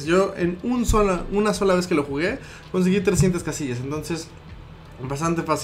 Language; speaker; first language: Spanish; native; Spanish